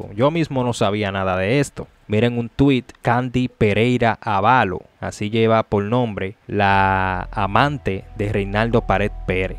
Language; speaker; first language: Spanish; native; Spanish